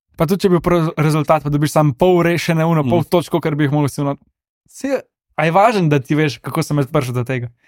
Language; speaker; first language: Slovenian; native; Slovenian